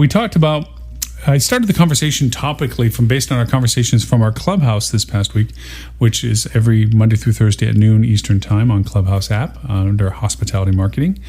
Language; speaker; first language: English; native; English